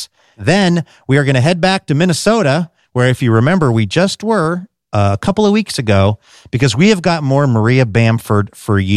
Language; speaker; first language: English; native; English